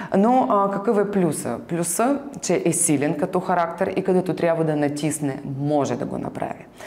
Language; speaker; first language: Bulgarian; non-native, fluent; Ukrainian